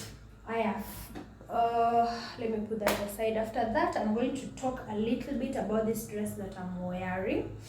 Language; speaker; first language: English; non-native, local second language; Swahili